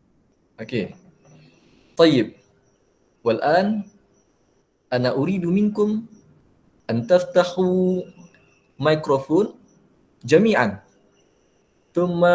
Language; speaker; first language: Arabic; non-native, fluent; Malay